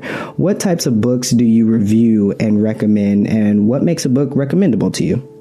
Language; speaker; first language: English; native; English